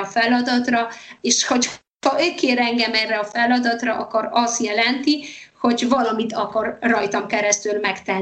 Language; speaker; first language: Hungarian; non-native, fluent; Polish